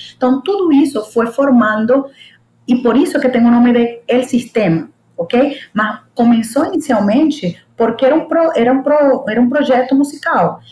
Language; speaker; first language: Portuguese; non-native, fluent; Spanish